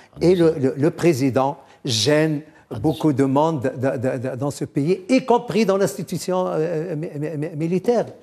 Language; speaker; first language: French; non-native, local second language; Arabic